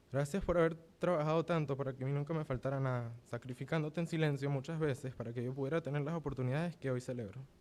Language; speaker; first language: Spanish; early bilingual, other home language; English